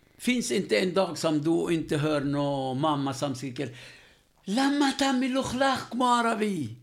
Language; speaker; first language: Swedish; non-native, fluent; Arabic